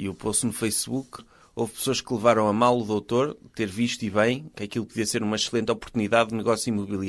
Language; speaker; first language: Portuguese; native; Portuguese